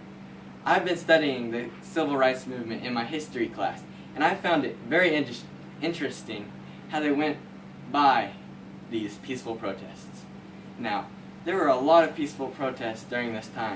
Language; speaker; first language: English; native; English